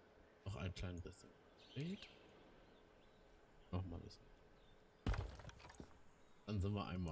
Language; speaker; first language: German; native; German